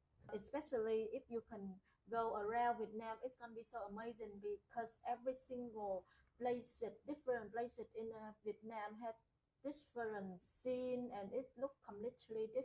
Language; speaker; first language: English; non-native, learner; Vietnamese